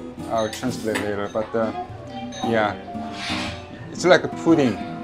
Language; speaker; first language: English; non-native, fluent; Korean